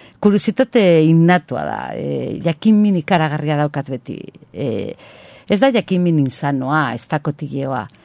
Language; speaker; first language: Basque; non-native, local second language; Spanish